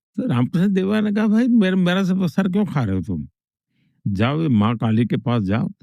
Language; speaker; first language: Hindi; non-native, local second language; Gujarati